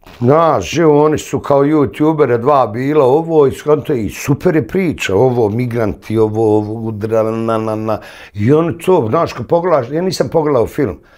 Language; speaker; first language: Bosnian; native; Bosnian